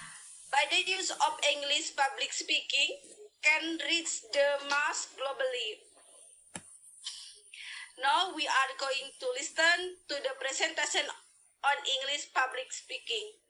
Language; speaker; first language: English; non-native, fluent; Indonesian